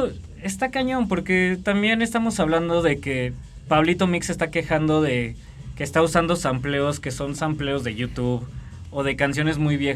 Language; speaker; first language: Spanish; native; Spanish